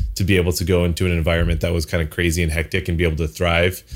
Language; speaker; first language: English; native; English